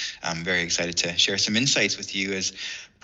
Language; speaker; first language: English; native; English